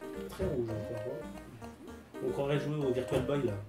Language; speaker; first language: French; native; French